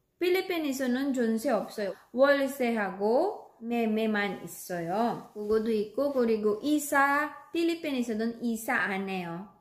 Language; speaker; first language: Korean; non-native, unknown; Filipino